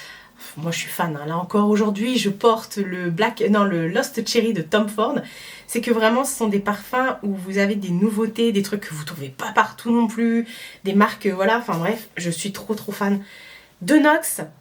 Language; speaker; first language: French; native; French